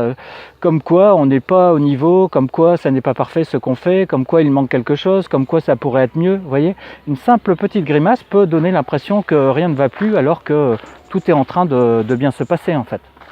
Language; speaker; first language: French; native; French